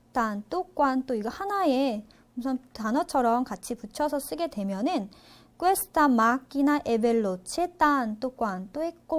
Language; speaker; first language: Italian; non-native, fluent; Korean